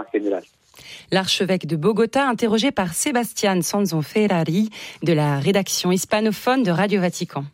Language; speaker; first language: French; native; French